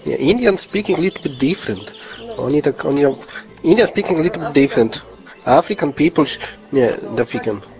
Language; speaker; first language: English; non-native, learner; Polish